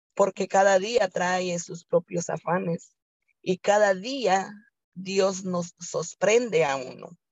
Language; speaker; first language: Spanish; native; Spanish